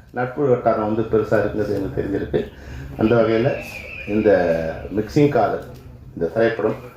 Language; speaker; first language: Tamil; native; Tamil